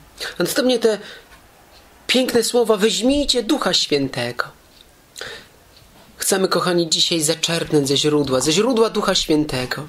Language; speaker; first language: Polish; native; Polish